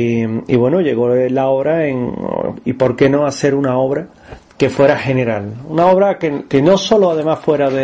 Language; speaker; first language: Spanish; native; Spanish